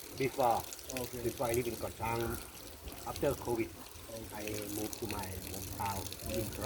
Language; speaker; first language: English; non-native, learner; Thai